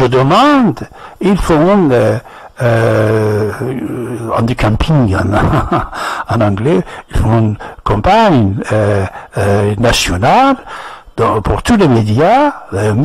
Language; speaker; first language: French; non-native, fluent; Persian